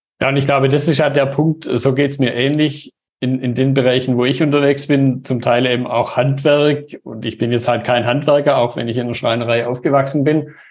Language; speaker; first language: German; native; German